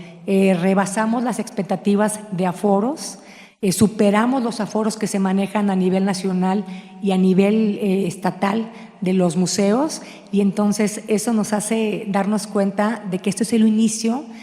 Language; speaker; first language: Spanish; native; Spanish